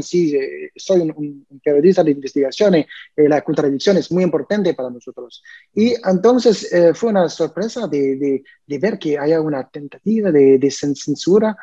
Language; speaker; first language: Spanish; non-native, learner; French